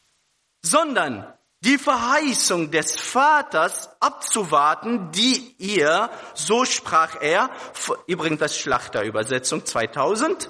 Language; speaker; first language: German; non-native, fluent; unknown